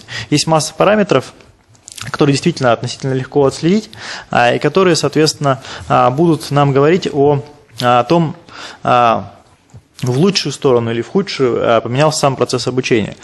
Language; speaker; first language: Russian; native; Russian